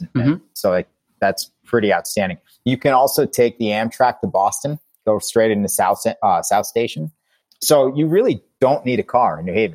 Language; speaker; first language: English; native; English